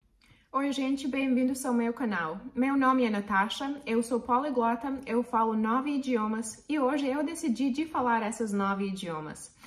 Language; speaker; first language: Portuguese; non-native, fluent; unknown